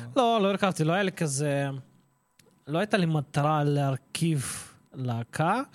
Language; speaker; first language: Hebrew; early bilingual, other home language; Russian